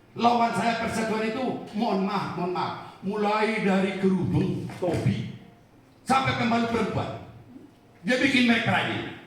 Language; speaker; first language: Indonesian; non-native, local second language; Batak Toba